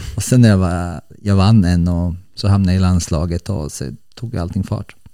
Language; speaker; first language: Swedish; early bilingual, other home language; Bosnian